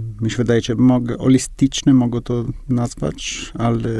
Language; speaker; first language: Polish; non-native, learner; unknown